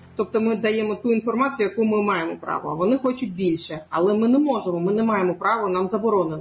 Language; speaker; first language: Ukrainian; non-native, local second language; Crimean Tatar